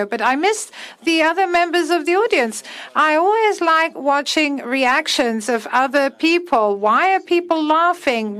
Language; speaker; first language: English; non-native, fluent; German